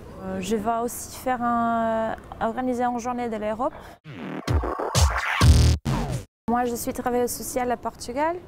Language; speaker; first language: French; non-native, fluent; Portuguese